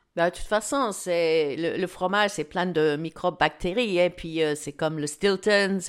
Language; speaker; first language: French; non-native, fluent; English